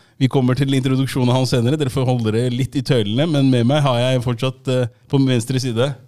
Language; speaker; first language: Norwegian; native; Norwegian